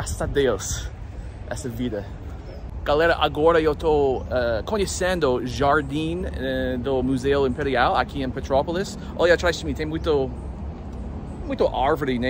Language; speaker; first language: Portuguese; non-native, learner; English